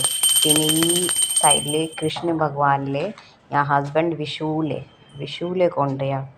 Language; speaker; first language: Malayalam; non-native, learner; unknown